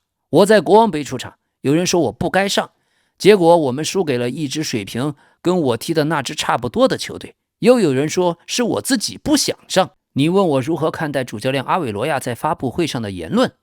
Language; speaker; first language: Chinese; native; Chinese